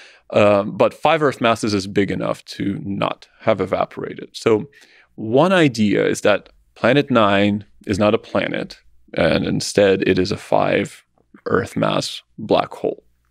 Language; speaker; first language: English; early bilingual, other home language; Russian